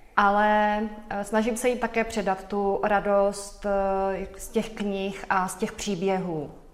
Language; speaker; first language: Czech; native; Czech